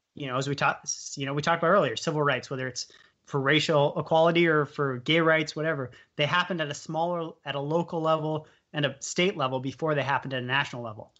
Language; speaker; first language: English; native; English